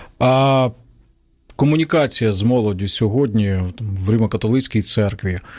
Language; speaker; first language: Ukrainian; native; Ukrainian